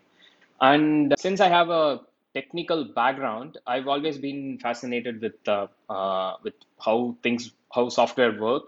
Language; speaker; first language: English; non-native, local second language; Tamil